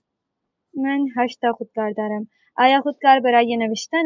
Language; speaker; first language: Persian; non-native, learner; Urdu